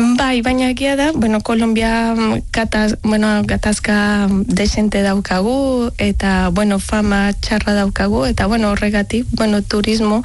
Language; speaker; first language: Basque; non-native, learner; Spanish